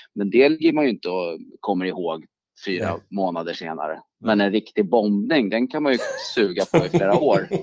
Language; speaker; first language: Swedish; native; Swedish